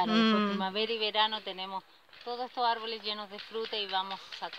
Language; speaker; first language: Spanish; native; Spanish